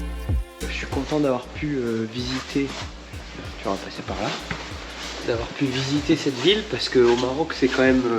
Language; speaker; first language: French; native; French